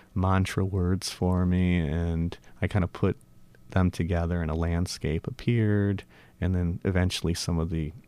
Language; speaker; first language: English; native; English